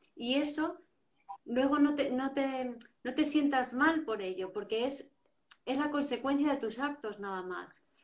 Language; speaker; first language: Spanish; native; Spanish